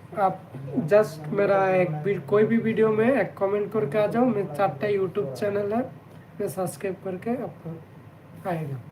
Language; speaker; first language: Hindi; non-native, learner; Bangla